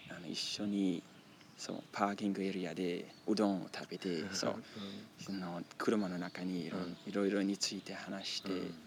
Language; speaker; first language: Japanese; non-native, learner; Danish